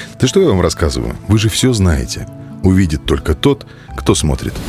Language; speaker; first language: Russian; native; Russian